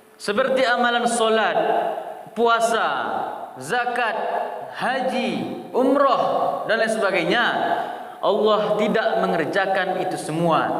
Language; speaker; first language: Malay; non-native, local second language; Minangkabau